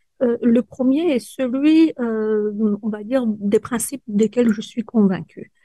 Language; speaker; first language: French; early bilingual, other home language; Persian